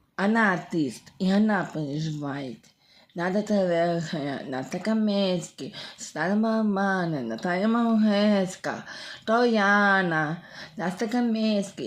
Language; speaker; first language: Russian; non-native, local second language; Ukrainian